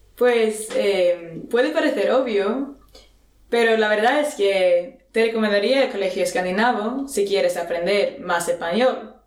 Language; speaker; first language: Spanish; non-native, fluent; Swedish